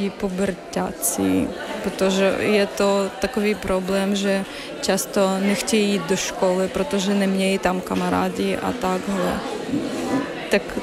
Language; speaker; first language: Czech; non-native, fluent; Ukrainian